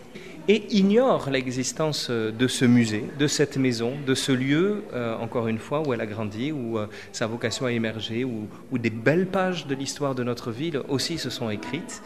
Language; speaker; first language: French; native; French